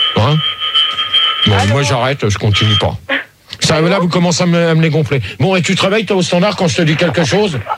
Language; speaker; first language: French; native; French